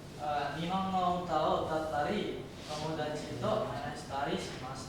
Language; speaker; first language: Japanese; non-native, learner; Indonesian